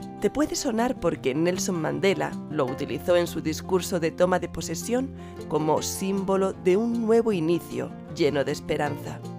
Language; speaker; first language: Spanish; native; Spanish